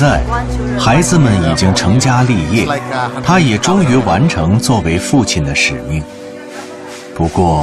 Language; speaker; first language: Chinese; native; Chinese